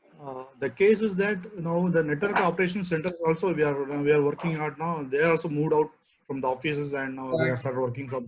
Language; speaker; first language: English; non-native, learner; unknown